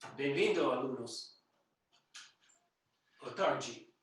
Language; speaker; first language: Portuguese; non-native, learner; English